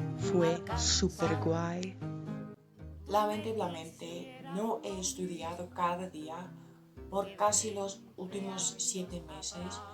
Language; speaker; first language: Spanish; non-native, learner; English